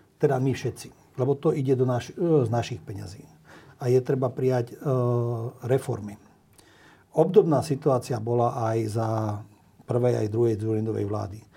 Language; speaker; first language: Slovak; non-native, local second language; Hungarian